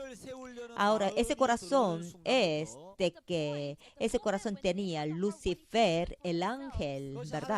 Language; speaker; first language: Spanish; non-native, fluent; Korean